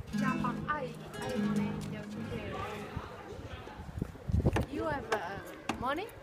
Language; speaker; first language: English; non-native, learner; Latvian